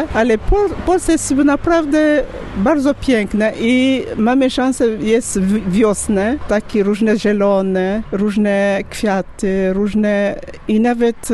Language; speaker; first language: Polish; non-native, learner; French